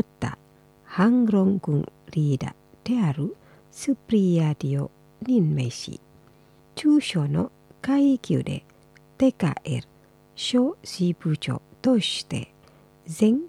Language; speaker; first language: Japanese; non-native, fluent; Indonesian